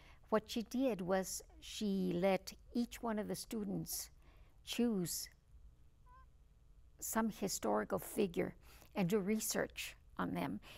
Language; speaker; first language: English; early bilingual, other home language; Spanish